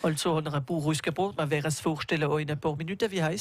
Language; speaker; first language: German; native; German